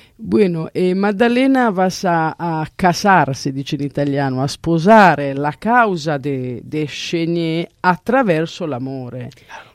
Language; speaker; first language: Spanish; non-native, fluent; Italian